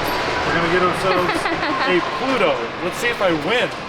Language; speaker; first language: English; native; English